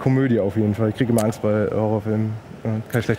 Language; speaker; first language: German; native; German